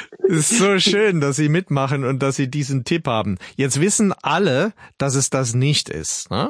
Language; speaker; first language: German; native; German